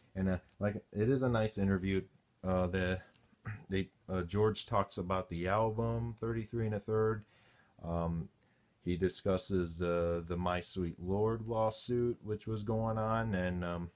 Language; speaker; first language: English; native; English